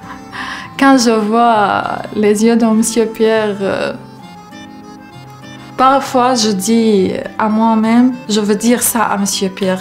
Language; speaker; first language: French; non-native, learner; Arabic